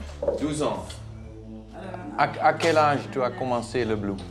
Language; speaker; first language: French; non-native, learner; Dutch